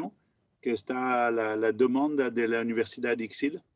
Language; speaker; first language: Spanish; non-native, learner; French